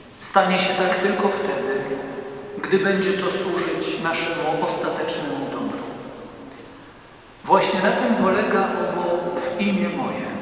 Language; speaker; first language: Polish; native; Polish